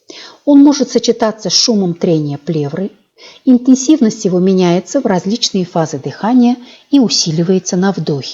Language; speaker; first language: Russian; native; Russian